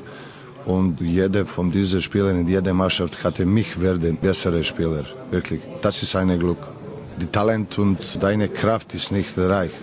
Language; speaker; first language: German; non-native, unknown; Serbian